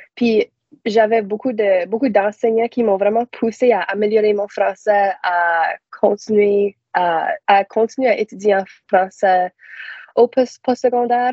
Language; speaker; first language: French; non-native, local second language; English